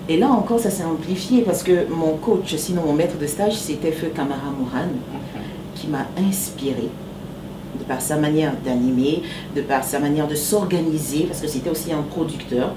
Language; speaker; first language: French; native; French